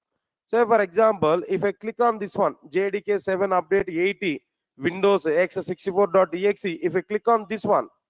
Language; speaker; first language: English; non-native, local second language; Telugu